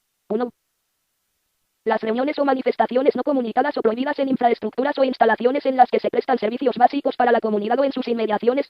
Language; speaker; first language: Spanish; native; Spanish